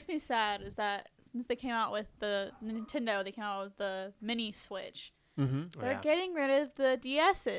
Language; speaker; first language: English; native; English